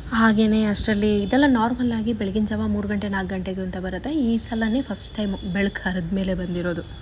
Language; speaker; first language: Kannada; non-native, local second language; Kodava